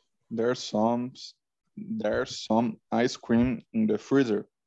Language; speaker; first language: English; non-native, learner; Portuguese